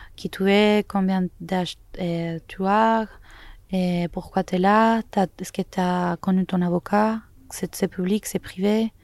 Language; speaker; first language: French; non-native, fluent; Spanish